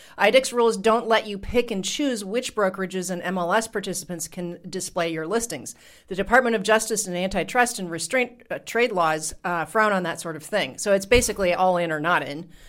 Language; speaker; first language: English; native; English